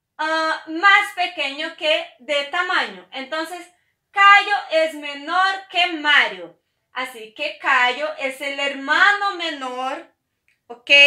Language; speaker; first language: Spanish; non-native, fluent; Portuguese